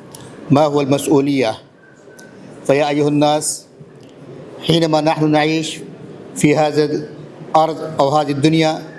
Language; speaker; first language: Arabic; non-native, learner; Urdu